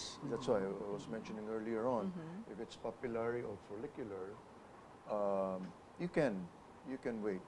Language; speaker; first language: English; non-native, local second language; Filipino